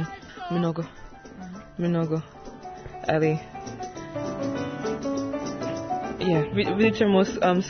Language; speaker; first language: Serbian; non-native, learner; English